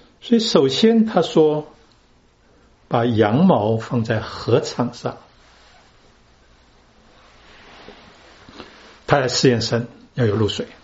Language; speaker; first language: Chinese; native; Chinese